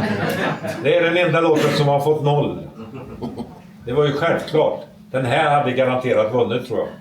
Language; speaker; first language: Swedish; native; Swedish